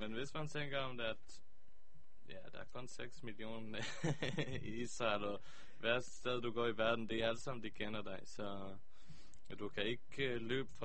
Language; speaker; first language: Danish; early bilingual, heritage; Hebrew